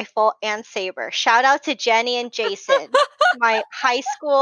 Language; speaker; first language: English; native; English